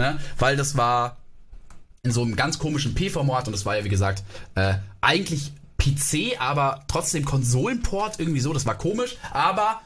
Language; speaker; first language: German; native; German